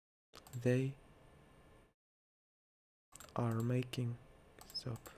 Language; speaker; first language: English; non-native, learner; Russian